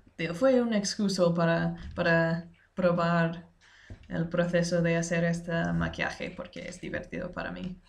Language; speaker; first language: Spanish; non-native, learner; English